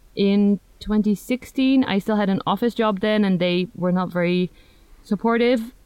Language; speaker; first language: English; non-native, fluent; Dutch